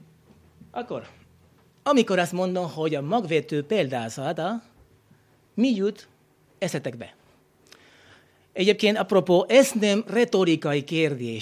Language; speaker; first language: Hungarian; non-native, learner; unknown